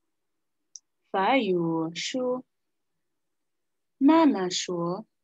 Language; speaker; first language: Chinese; non-native, learner; English